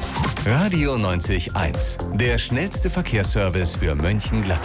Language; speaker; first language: German; native; German